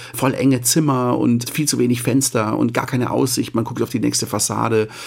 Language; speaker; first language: German; native; German